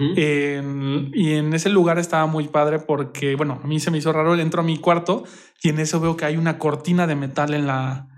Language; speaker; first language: Spanish; native; Spanish